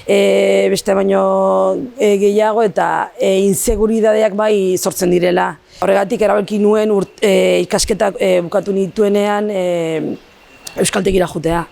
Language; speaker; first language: Basque; non-native, local second language; Arabic